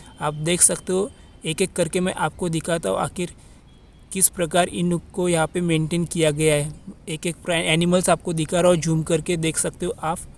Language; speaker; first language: Hindi; non-native, local second language; Marathi